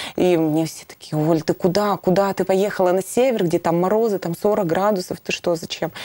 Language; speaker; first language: Russian; native; Russian